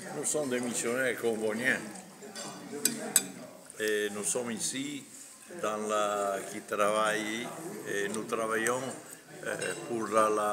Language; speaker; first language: French; non-native, fluent; Italian